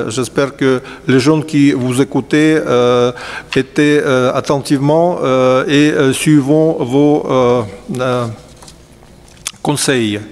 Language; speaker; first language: French; non-native, fluent; Russian